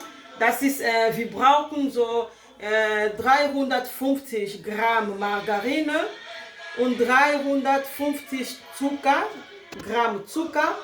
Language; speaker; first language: German; non-native, learner; Lingala